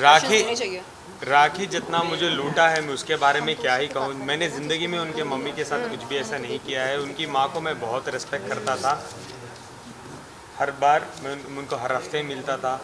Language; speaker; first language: Hindi; native; Hindi